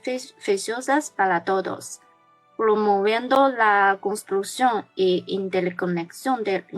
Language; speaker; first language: Spanish; non-native, learner; Chinese